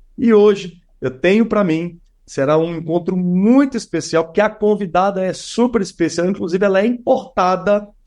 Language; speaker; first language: Portuguese; native; Portuguese